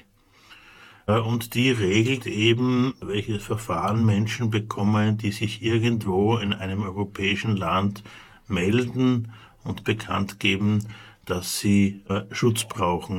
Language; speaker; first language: German; native; German